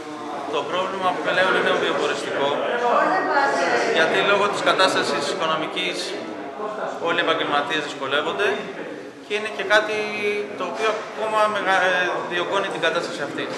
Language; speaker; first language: Greek; native; Greek